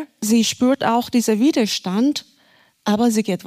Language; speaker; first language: German; non-native, fluent; Persian